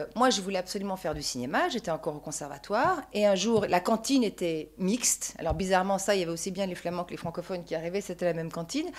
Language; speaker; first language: French; native; French